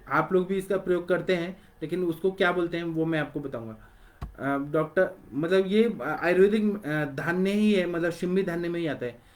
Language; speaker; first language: Hindi; non-native, local second language; Marathi